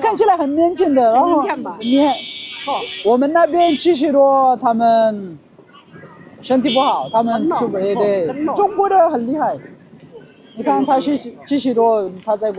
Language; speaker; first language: Chinese; non-native, learner; Amharic